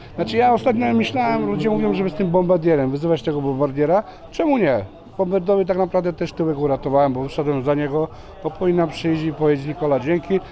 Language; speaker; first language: Polish; non-native, fluent; Serbian